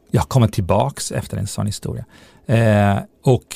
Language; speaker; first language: Swedish; non-native, fluent; Italian